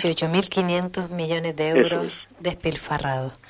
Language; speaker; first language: Spanish; native; Spanish